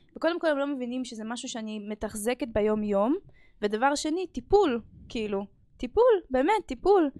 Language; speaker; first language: Hebrew; early bilingual, other home language; Russian